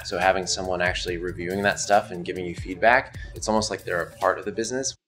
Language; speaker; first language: English; native; English